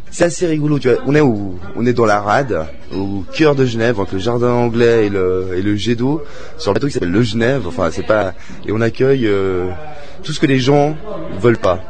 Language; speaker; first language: French; native; French